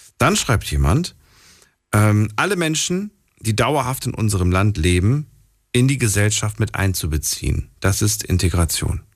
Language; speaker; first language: German; native; German